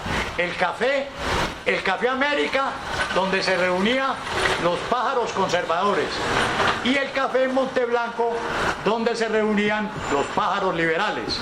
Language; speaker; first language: Spanish; native; Spanish